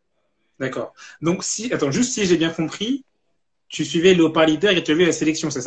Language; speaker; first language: French; native; French